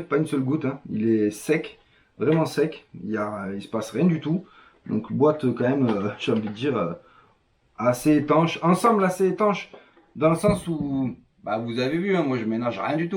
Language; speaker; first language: French; native; French